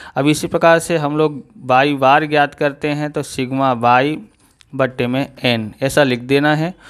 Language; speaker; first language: Hindi; non-native, local second language; Gujarati